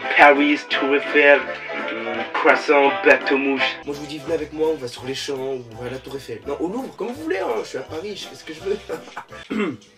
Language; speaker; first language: French; native; French